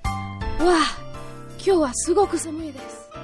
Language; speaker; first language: Japanese; non-native, learner; English